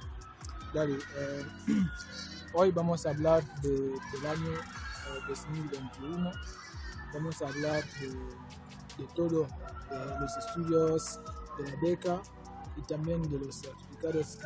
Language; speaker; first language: Spanish; non-native, fluent; French